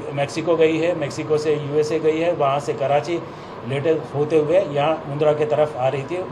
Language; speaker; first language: Hindi; non-native, local second language; Gujarati